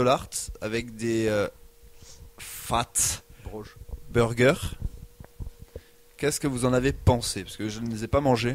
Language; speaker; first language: French; native; French